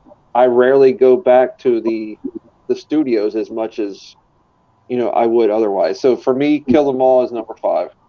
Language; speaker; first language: English; native; English